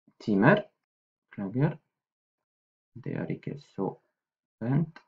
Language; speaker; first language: Norwegian; non-native, fluent; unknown